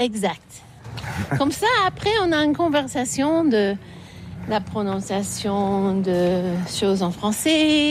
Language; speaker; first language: French; non-native, fluent; English